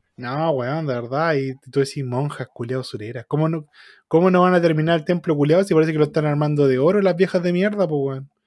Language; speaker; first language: Spanish; native; Spanish